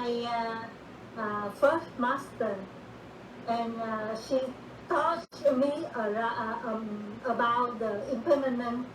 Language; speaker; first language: English; non-native, learner; Vietnamese